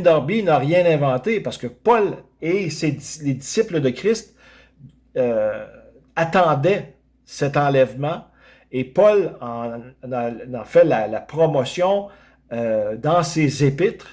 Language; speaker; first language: French; native; French